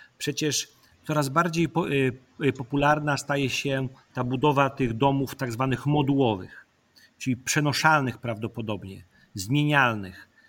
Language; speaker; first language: Polish; native; Polish